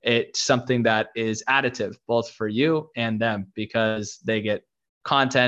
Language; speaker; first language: English; native; English